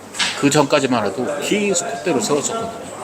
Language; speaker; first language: Korean; native; Korean